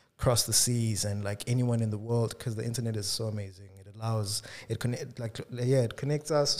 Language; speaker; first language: English; non-native, local second language; Zulu